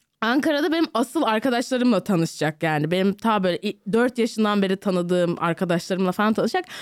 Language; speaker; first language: Turkish; native; Turkish